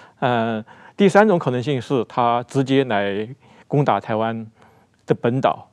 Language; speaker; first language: Chinese; native; Chinese